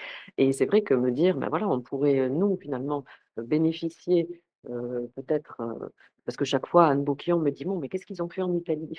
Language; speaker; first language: French; native; French